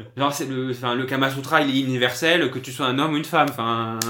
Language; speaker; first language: French; native; French